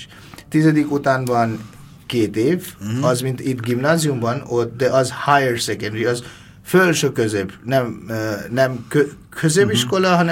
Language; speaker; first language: Hungarian; non-native, fluent; Bangla